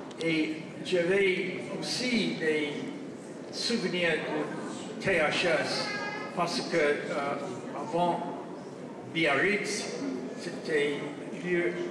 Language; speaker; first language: French; non-native, fluent; English